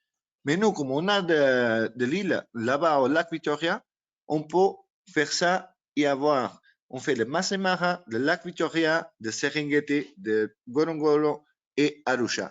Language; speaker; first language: French; non-native, learner; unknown